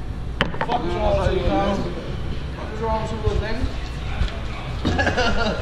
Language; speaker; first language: English; native; English